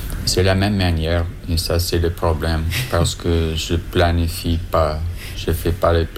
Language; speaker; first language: French; non-native, learner; English